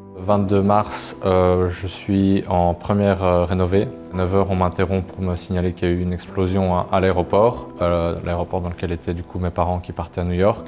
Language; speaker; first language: French; native; French